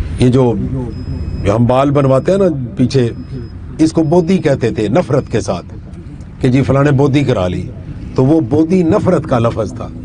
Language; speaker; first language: Urdu; non-native, local second language; Punjabi